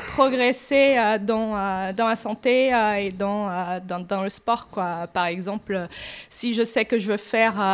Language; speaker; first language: French; non-native, fluent; Portuguese